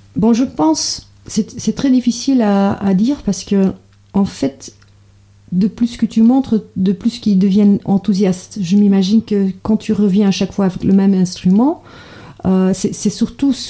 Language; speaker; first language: French; non-native, fluent; Dutch